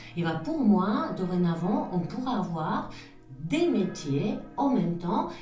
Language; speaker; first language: French; non-native, fluent; Spanish